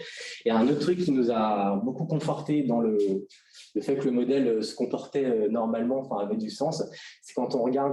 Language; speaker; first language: French; native; French